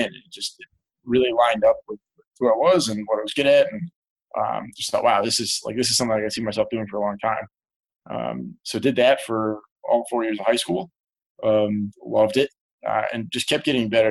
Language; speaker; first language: English; native; English